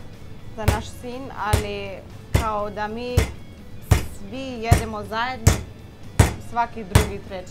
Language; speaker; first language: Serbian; non-native, learner; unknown